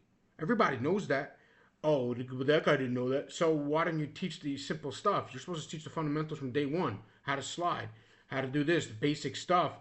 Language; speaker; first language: English; native; English